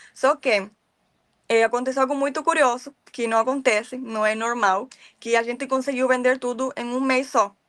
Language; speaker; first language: Portuguese; non-native, fluent; Spanish